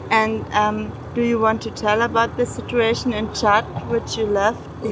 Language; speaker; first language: English; non-native, fluent; German